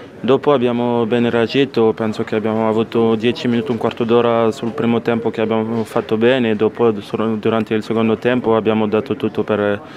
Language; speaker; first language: Italian; non-native, local second language; French